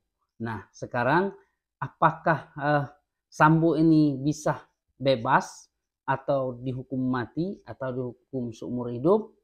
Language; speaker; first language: Indonesian; native; Indonesian